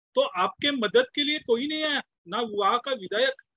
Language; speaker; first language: Hindi; non-native, local second language; Marathi